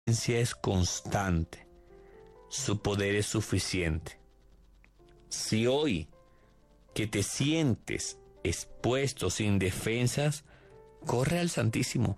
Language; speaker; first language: Spanish; native; Spanish